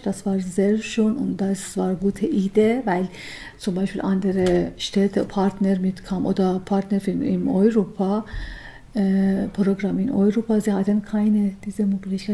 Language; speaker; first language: German; non-native, learner; Persian